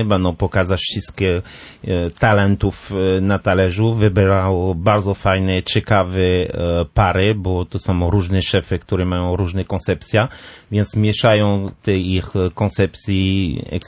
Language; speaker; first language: Polish; non-native, learner; French